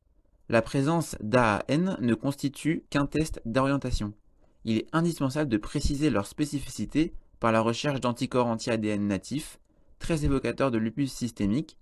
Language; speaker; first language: French; native; French